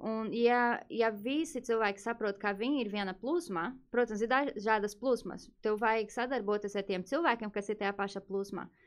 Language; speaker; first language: Latvian; non-native, fluent; Portuguese